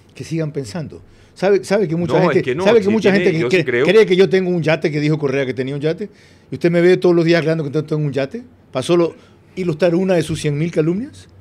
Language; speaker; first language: Spanish; native; Spanish